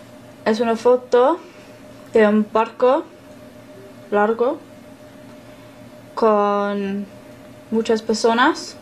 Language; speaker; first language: Spanish; non-native, learner; English